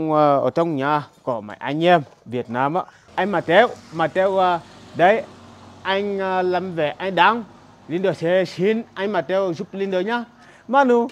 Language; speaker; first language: Vietnamese; non-native, learner; Portuguese